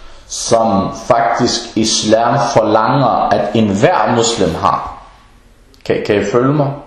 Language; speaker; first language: Danish; early bilingual, other home language; Arabic